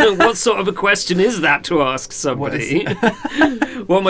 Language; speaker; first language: English; native; English